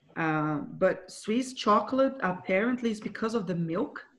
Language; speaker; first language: English; non-native, fluent; Portuguese